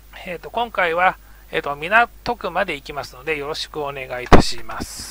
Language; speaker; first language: Japanese; native; Japanese